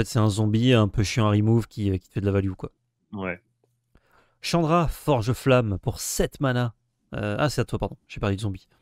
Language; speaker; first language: French; native; French